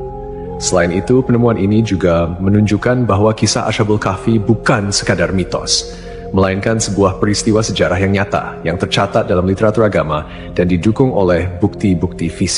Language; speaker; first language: Indonesian; native; Indonesian